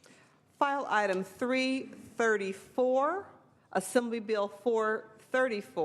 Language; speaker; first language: English; native; English